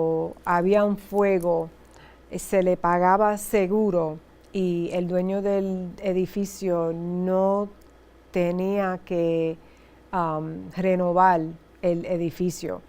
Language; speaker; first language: Spanish; early bilingual, heritage; Spanish